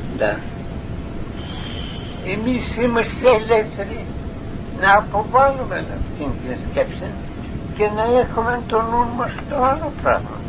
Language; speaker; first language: Greek; non-native, learner; Russian